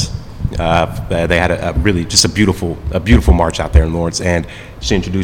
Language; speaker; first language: English; native; English